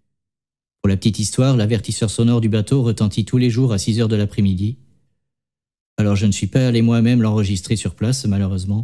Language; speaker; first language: French; native; French